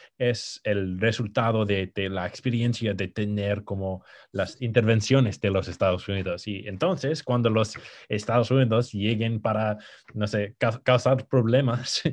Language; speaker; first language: Spanish; non-native, fluent; English